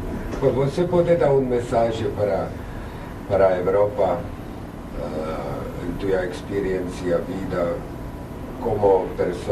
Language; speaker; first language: Portuguese; non-native, learner; Czech